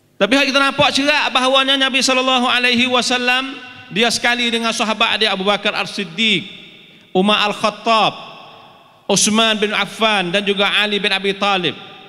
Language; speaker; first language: Malay; native; Malay